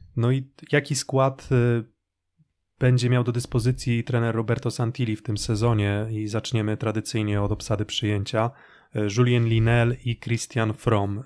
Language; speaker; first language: Polish; native; Polish